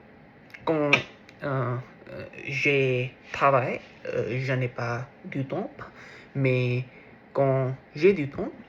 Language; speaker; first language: French; non-native, learner; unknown